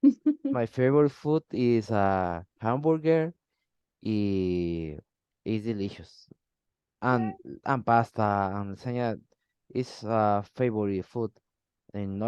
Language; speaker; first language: English; non-native, learner; Spanish